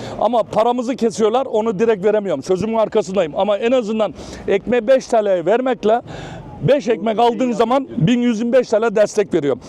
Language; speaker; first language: Turkish; native; Turkish